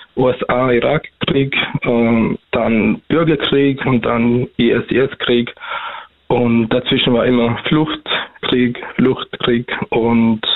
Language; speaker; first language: German; non-native, fluent; Arabic